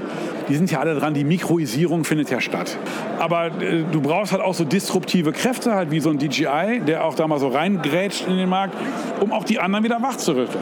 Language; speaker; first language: German; native; German